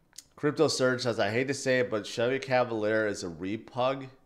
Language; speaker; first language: English; native; English